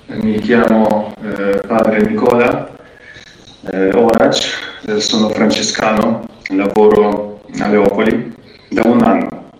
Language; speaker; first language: Italian; non-native, fluent; Ukrainian